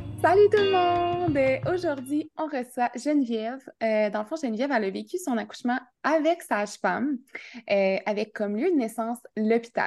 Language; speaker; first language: French; native; French